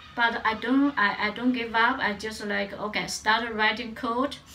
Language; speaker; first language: English; non-native, learner; Chinese